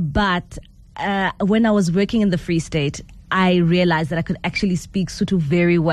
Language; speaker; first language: English; non-native, local second language; Zulu